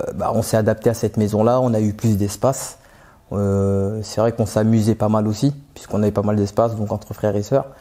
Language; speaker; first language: French; native; French